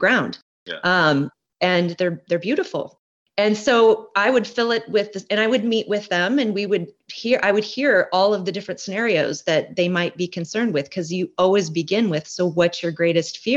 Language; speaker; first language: English; native; English